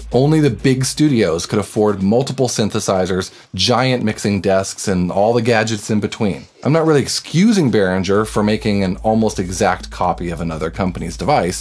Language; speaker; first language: English; native; English